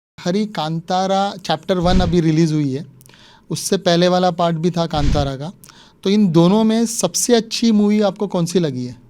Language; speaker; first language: Hindi; non-native, local second language; Marathi